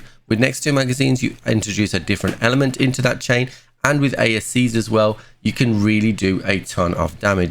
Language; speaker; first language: English; native; English